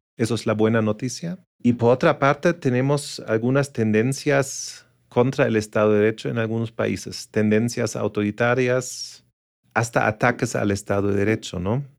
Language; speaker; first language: Spanish; non-native, fluent; German